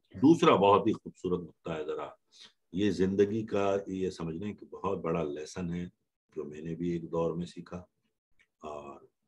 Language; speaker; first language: Urdu; native; Urdu